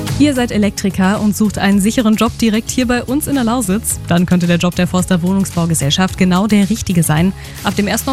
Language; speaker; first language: German; native; German